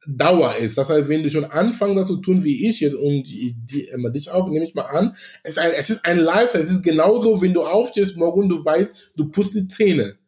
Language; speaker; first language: German; non-native, fluent; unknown